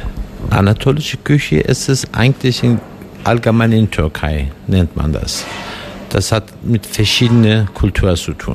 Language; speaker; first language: German; non-native, fluent; Turkish